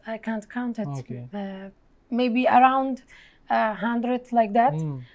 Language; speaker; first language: Indonesian; non-native, fluent; Persian